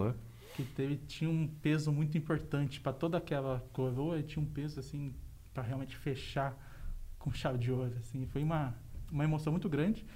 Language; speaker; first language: Portuguese; native; Portuguese